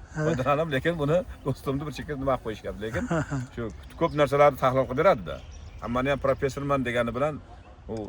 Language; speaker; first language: Uzbek; native; Uzbek